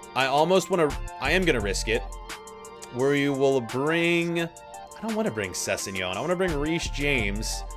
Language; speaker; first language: English; native; English